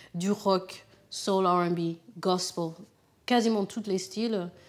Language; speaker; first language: French; non-native, fluent; English